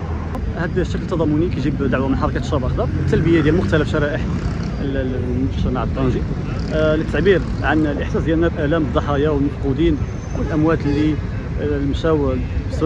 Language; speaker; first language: Arabic; native; Arabic